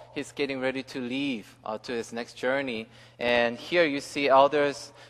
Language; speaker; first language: English; early bilingual, other home language; Korean